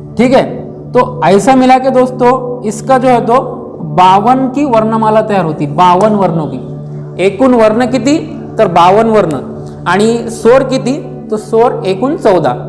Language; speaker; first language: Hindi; non-native, local second language; Marathi